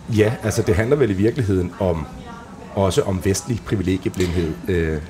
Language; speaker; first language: Danish; native; Danish